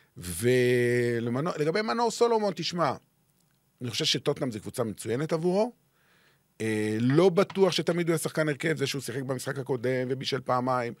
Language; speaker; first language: Hebrew; native; Hebrew